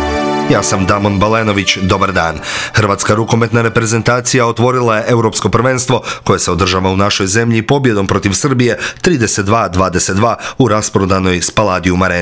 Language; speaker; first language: Croatian; native; Croatian